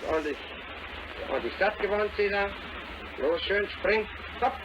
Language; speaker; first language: German; native; German